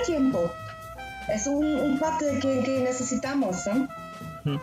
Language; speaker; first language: Spanish; non-native, learner; German